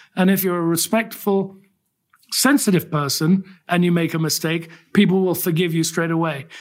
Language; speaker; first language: English; native; English